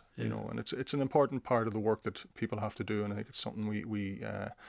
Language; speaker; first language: English; native; English